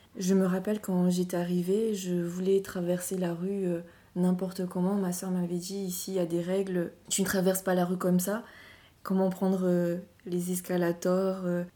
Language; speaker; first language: French; non-native, local second language; Malagasy